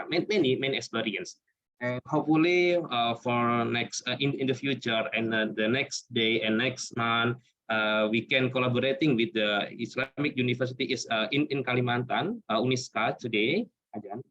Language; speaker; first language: English; non-native, learner; Indonesian